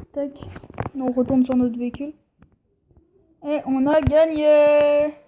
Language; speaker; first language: French; native; French